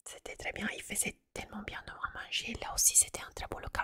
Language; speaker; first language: French; non-native, fluent; Italian